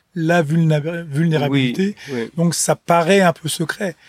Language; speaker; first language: French; native; French